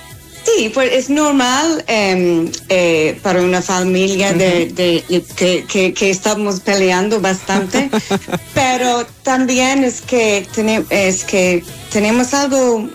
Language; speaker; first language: Spanish; non-native, fluent; English